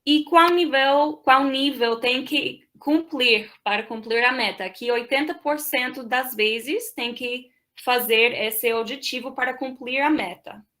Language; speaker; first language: Portuguese; non-native, fluent; English